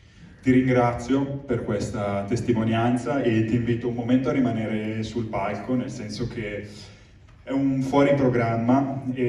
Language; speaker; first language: Italian; native; Italian